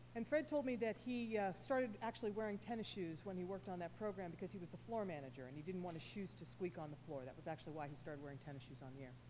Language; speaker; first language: English; native; English